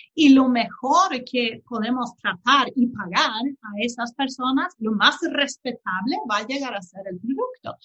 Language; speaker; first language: Spanish; non-native, fluent; Swedish